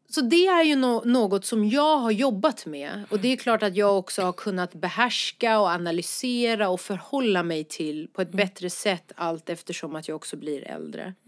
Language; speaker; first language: Swedish; early bilingual, other home language; Persian